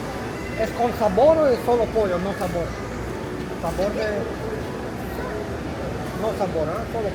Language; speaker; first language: Spanish; non-native, learner; Romanian